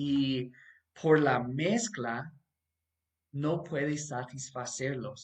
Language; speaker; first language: Spanish; non-native, fluent; English